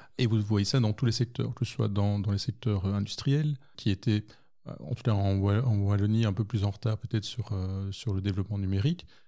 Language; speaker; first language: French; native; French